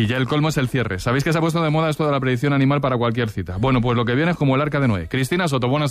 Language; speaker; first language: Spanish; native; Spanish